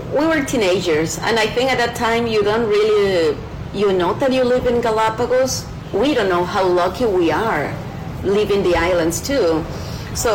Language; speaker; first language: English; non-native, fluent; Quechua